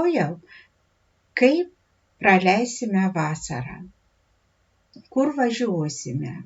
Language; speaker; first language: Lithuanian; non-native, fluent; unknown